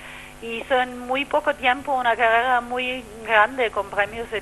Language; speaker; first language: Spanish; non-native, fluent; German